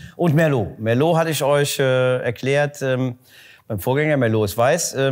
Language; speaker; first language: German; native; German